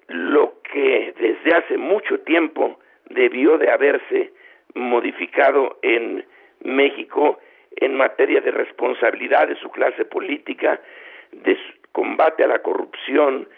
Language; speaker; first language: Spanish; native; Spanish